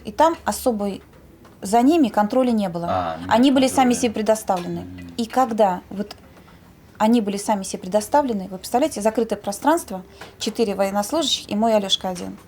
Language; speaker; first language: Russian; native; Russian